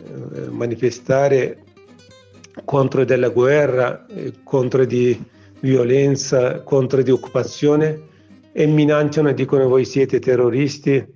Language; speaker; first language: Italian; non-native, learner; Kurdish